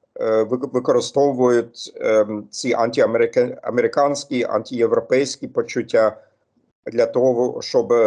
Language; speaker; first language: Ukrainian; non-native, fluent; German